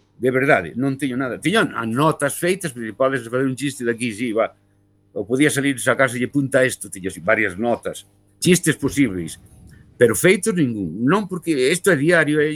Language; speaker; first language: Galician; native; Galician